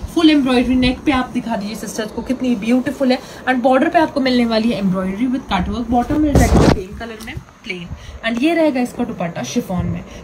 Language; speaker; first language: Hindi; non-native, local second language; Kashmiri